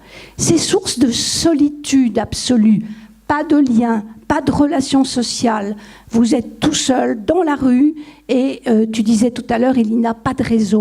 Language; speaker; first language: French; native; French